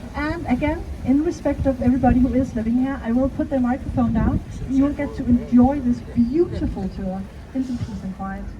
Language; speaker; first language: English; non-native, fluent; Danish